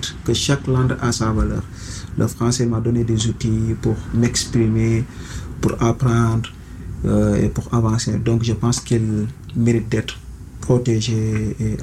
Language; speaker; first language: French; non-native, local second language; Wolof